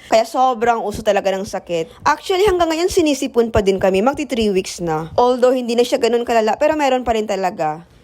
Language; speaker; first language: Filipino; non-native, local second language; Cebuano